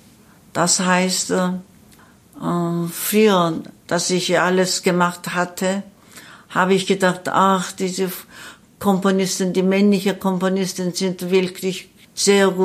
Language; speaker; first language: German; non-native, learner; Korean